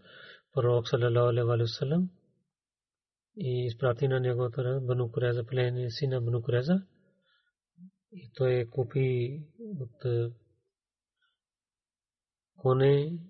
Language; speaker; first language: Bulgarian; non-native, learner; Urdu